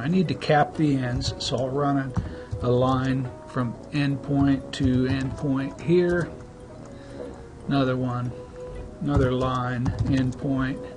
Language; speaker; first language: English; native; English